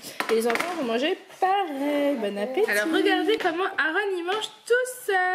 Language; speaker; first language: French; native; French